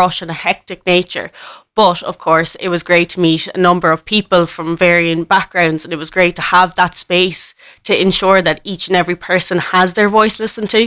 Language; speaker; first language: English; native; English